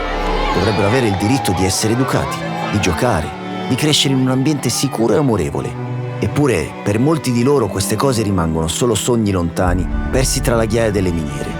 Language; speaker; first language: Italian; native; Italian